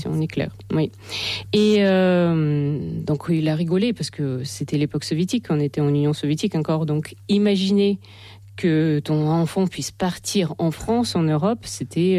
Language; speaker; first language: French; non-native, fluent; Russian